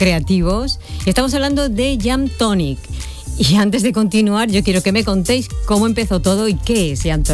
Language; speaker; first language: Spanish; native; Spanish